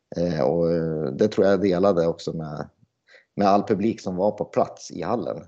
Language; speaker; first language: Swedish; native; Swedish